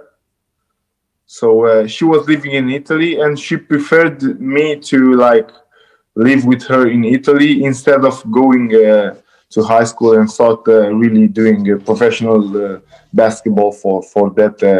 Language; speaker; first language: English; non-native, fluent; Romanian